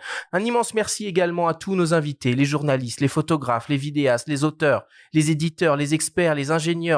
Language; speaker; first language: French; native; French